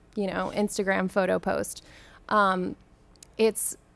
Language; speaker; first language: English; native; English